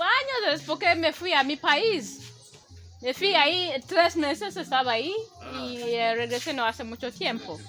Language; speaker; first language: Spanish; non-native, learner; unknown